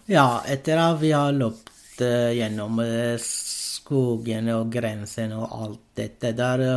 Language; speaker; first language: Norwegian; non-native, fluent; Arabic